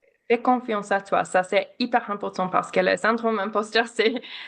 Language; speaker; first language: French; non-native, learner; English